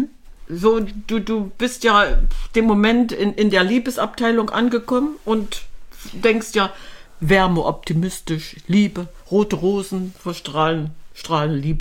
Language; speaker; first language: German; native; German